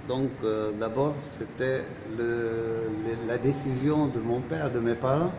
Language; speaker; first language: French; non-native, fluent; Turkish